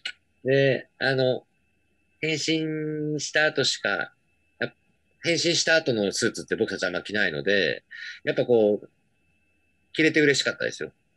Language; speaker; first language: Japanese; native; Japanese